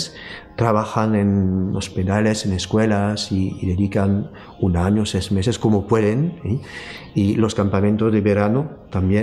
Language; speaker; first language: Spanish; non-native, fluent; French